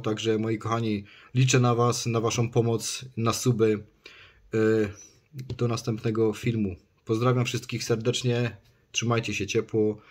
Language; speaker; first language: Polish; native; Polish